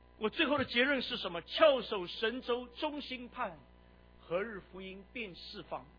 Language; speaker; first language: Chinese; native; Chinese